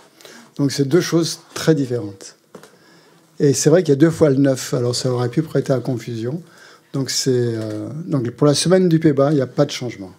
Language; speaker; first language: French; native; French